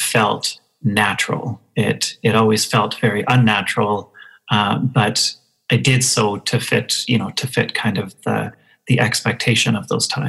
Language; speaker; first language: English; native; English